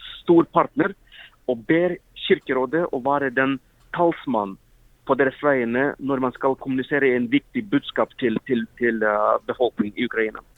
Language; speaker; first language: Norwegian; non-native, fluent; Ukrainian